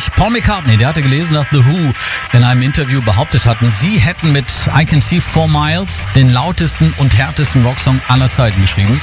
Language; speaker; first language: German; native; German